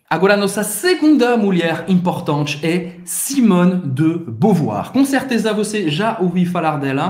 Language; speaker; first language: Portuguese; non-native, fluent; French